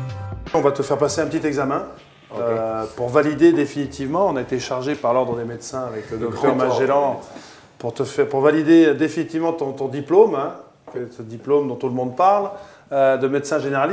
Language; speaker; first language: French; native; French